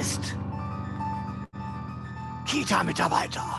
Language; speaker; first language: German; native; German